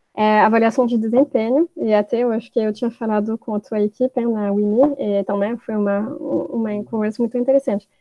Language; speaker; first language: Portuguese; non-native, fluent; French